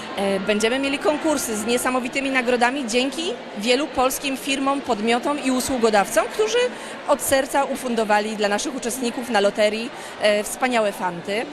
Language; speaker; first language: Polish; native; Polish